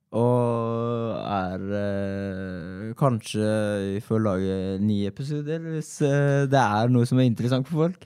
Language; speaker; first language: Norwegian; non-native, fluent; Persian